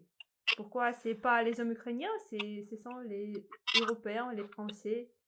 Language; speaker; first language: French; non-native, fluent; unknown